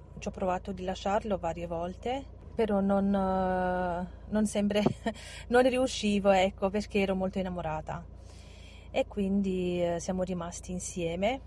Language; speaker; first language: Italian; non-native, fluent; Romanian